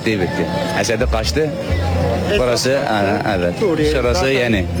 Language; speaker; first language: Turkish; non-native, local second language; Arabic